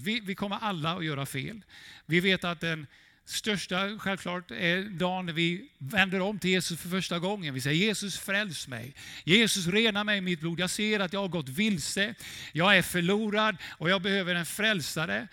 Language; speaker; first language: Swedish; native; Swedish